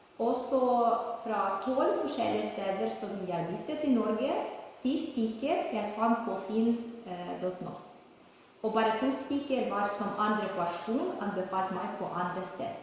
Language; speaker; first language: Norwegian; non-native, learner; Ukrainian